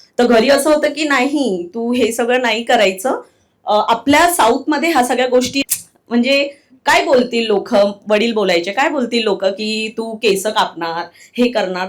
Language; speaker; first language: Marathi; non-native, local second language; Telugu